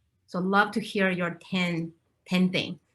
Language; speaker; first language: English; non-native, fluent; Chinese